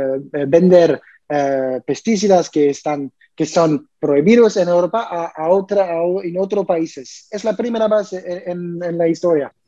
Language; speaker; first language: Spanish; non-native, learner; French